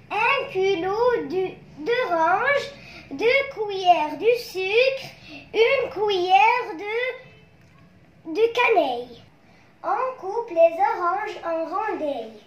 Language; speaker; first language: French; non-native, learner; Arabic